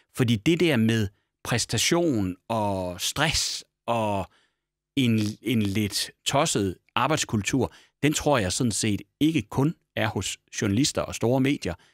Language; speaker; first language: Danish; native; Danish